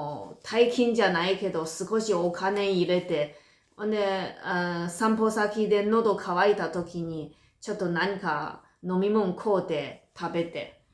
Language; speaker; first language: Japanese; non-native, fluent; Chinese